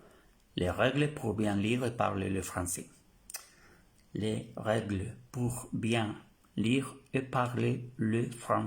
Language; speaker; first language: French; non-native, fluent; Spanish